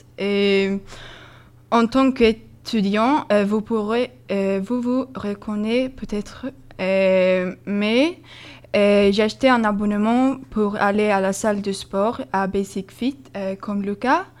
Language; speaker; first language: French; non-native, learner; Swedish